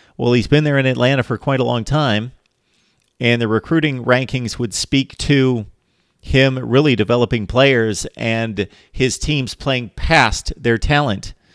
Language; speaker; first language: English; native; English